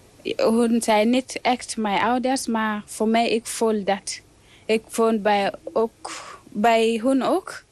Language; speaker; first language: Dutch; non-native, learner; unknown